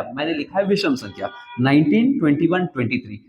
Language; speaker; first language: Hindi; non-native, local second language; Kannada